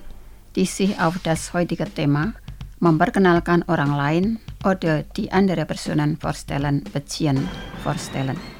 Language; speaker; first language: German; non-native, fluent; Indonesian